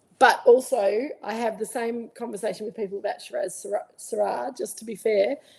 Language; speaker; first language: English; native; English